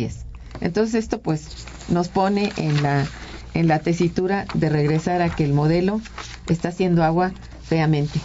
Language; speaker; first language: Spanish; native; Spanish